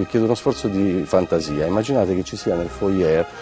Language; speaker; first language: Italian; native; Italian